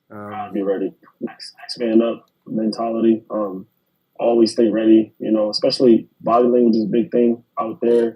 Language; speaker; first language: English; native; English